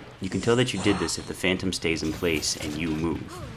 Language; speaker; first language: English; native; English